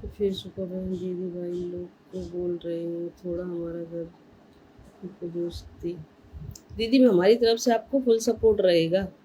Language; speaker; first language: Hindi; non-native, local second language; Bangla